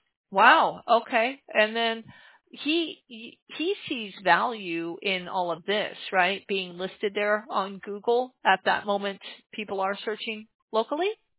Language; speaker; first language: English; native; English